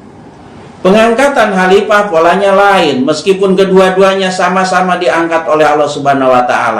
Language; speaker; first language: Indonesian; native; Indonesian